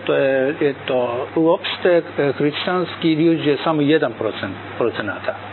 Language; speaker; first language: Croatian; non-native, learner; Japanese